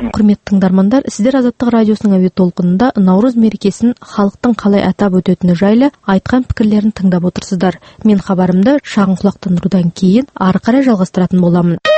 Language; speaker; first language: Kazakh; native; Kazakh